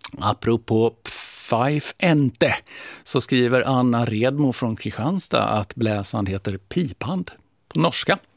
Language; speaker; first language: Swedish; native; Swedish